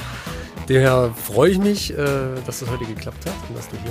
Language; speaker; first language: German; native; German